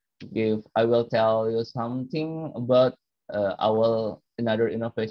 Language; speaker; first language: English; non-native, learner; Indonesian